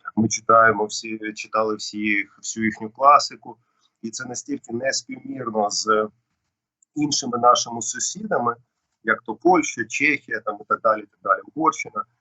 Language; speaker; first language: Ukrainian; non-native, local second language; Russian